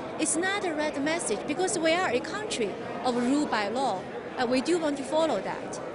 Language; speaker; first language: English; non-native, fluent; Chinese